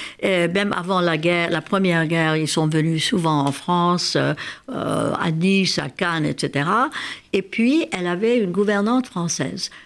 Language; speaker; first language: French; non-native, fluent; Hungarian